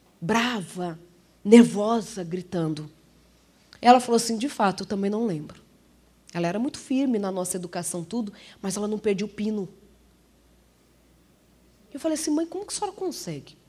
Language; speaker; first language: Portuguese; native; Portuguese